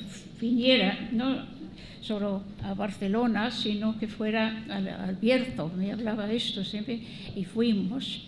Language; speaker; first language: Spanish; non-native, fluent; English